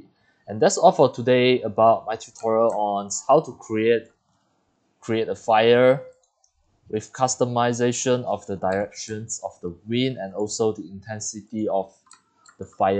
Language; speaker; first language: English; non-native, fluent; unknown